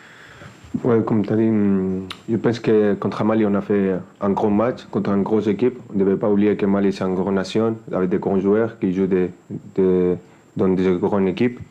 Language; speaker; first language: French; non-native, fluent; Spanish